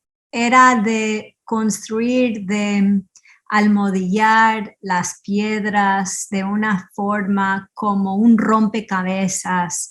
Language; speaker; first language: Spanish; early bilingual, heritage; Spanish